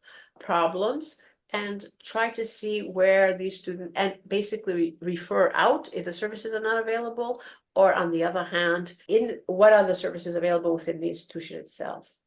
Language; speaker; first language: English; non-native, fluent; Greek